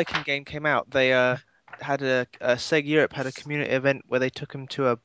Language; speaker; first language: English; native; English